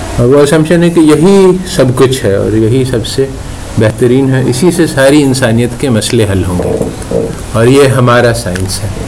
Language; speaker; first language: Urdu; native; Urdu